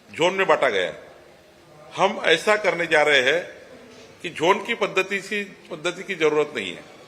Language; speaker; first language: Hindi; non-native, local second language; Marathi